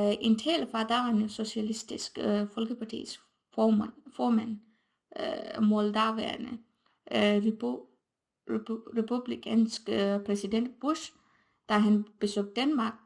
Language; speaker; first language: Danish; non-native, fluent; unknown